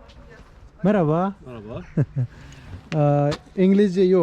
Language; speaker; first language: Turkish; non-native, learner; Urdu